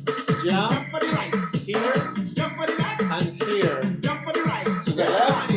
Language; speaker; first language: English; non-native, fluent; Spanish